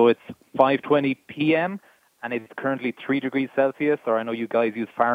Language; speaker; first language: English; native; English